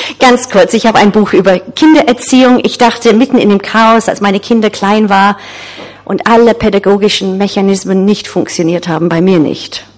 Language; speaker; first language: German; non-native, fluent; English